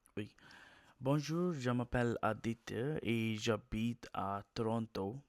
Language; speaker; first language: French; non-native, learner; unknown